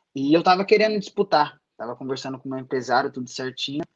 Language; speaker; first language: Portuguese; native; Portuguese